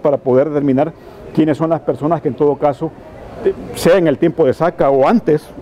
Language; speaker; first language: Spanish; native; Spanish